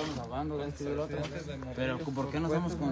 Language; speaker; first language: Spanish; native; Spanish